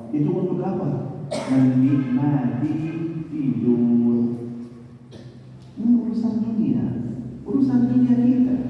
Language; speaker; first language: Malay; non-native, fluent; Arabic